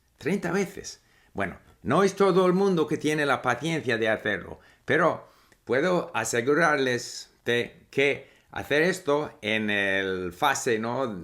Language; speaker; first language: Spanish; non-native, fluent; English